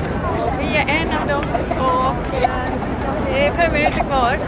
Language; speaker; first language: Swedish; non-native, fluent; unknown